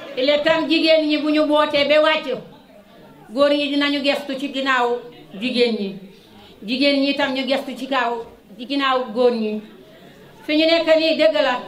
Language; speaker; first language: Wolof; non-native, local second language; Jola-Fonyi